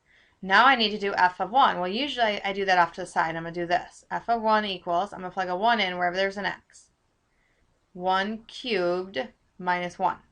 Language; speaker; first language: English; native; English